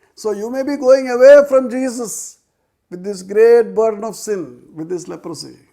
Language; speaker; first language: English; non-native, local second language; Malayalam